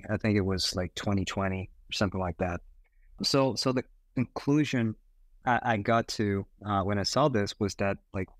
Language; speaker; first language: English; non-native, fluent; Portuguese